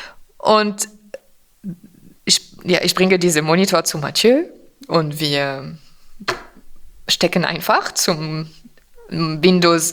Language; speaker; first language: German; non-native, fluent; French